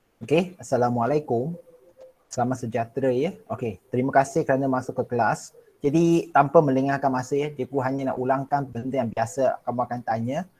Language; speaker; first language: Malay; non-native, local second language; Chinese